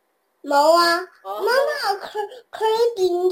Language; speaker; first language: Chinese; early bilingual, heritage; Cantonese